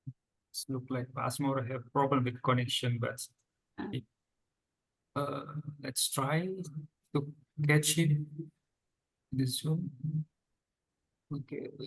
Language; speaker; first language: English; non-native, fluent; Indonesian